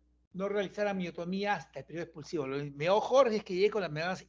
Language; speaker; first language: Spanish; native; Spanish